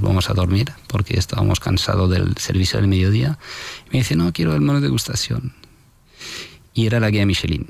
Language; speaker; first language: Spanish; non-native, fluent; French